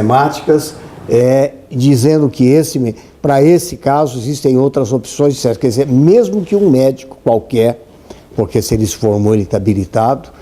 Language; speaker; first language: Portuguese; native; Portuguese